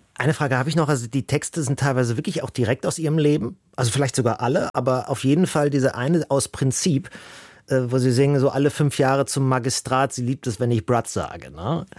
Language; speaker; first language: German; native; German